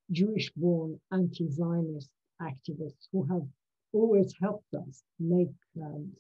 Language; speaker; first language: English; non-native, fluent; Persian